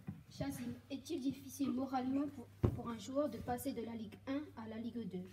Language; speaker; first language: French; native; French